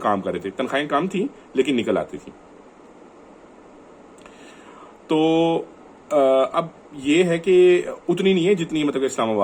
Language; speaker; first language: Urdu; non-native, local second language; Punjabi